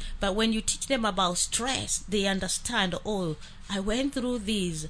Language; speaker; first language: English; non-native, local second language; Kikuyu